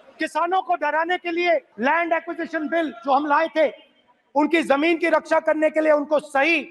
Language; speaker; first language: Hindi; native; Hindi